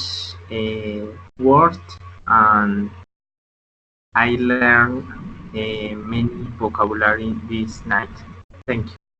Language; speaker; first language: English; non-native, learner; Spanish